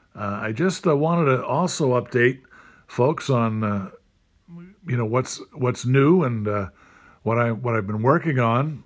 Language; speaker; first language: English; native; English